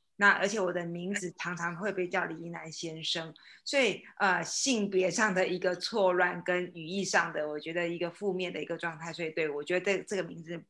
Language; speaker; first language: Chinese; native; Chinese